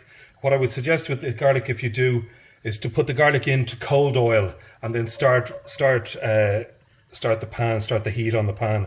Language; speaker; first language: English; native; English